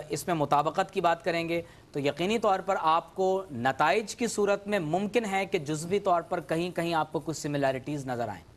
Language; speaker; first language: Urdu; native; Urdu